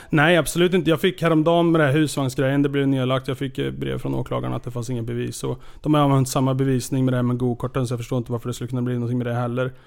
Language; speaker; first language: Swedish; native; Swedish